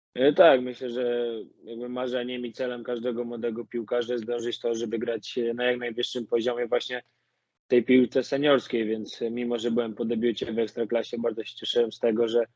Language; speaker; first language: Polish; native; Polish